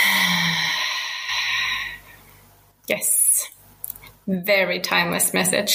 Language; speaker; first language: English; non-native, fluent; Finnish